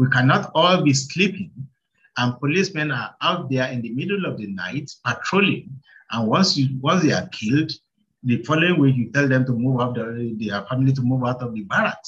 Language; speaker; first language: English; non-native, local second language; Yoruba